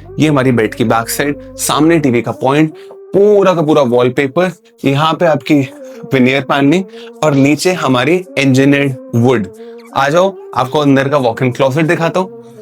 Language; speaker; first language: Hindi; native; Hindi